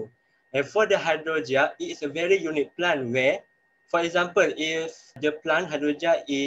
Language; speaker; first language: English; non-native, local second language; Malay